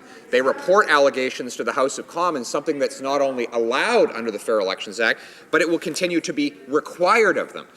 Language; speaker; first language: English; native; English